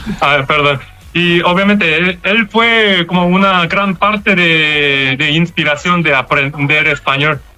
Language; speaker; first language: Spanish; non-native, learner; Korean